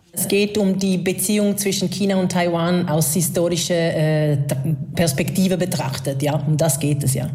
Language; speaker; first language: German; non-native, fluent; Italian